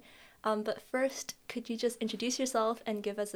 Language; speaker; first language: English; non-native, local second language; Cantonese